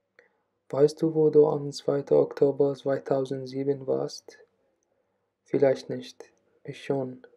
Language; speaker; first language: German; non-native, learner; Arabic